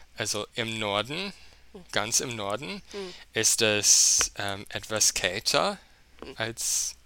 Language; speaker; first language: German; non-native, fluent; English